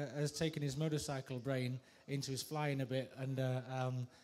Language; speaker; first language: English; native; English